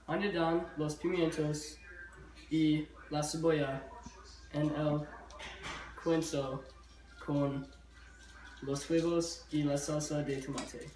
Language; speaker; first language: Spanish; non-native, learner; English